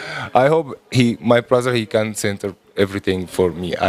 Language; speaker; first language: English; non-native, learner; Arabic